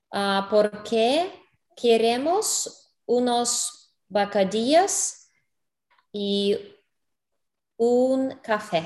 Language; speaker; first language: Spanish; non-native, learner; English